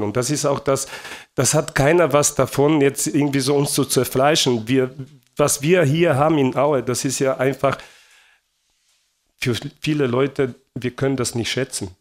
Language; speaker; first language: German; non-native, fluent; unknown